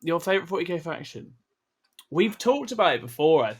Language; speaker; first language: English; native; English